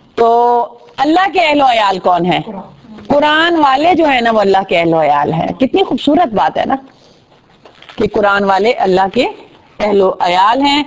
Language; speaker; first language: Urdu; native; Urdu